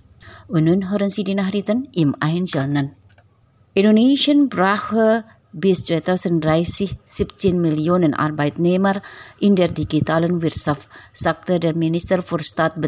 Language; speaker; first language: German; non-native, fluent; Indonesian